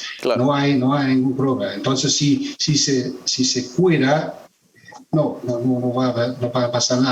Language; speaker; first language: Spanish; non-native, fluent; German